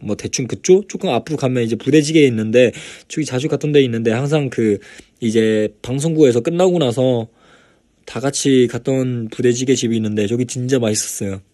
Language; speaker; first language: Korean; non-native, fluent; Chinese